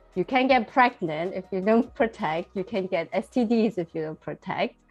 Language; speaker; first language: English; early bilingual, heritage; Chinese